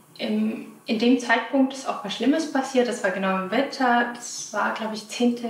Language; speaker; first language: German; non-native, fluent; Russian